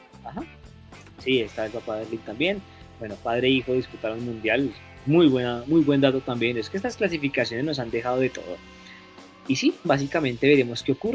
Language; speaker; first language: Spanish; native; Spanish